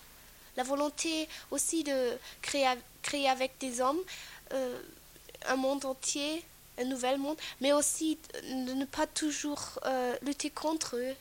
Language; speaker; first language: French; non-native, fluent; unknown